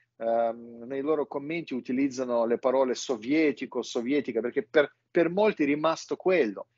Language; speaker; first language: Italian; non-native, fluent; Russian